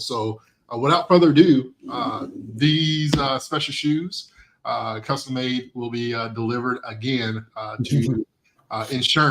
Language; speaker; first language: English; native; English